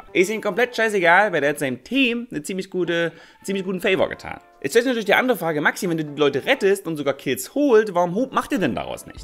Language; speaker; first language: German; native; German